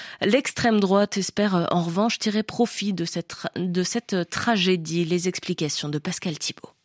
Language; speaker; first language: French; native; French